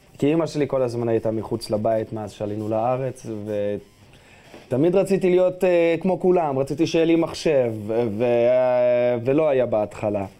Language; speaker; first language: Hebrew; early bilingual, other home language; Russian